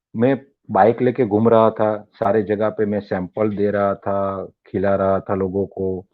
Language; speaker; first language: Hindi; non-native, local second language; Gujarati